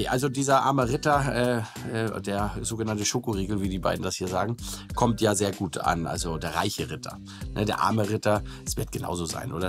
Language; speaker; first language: German; native; German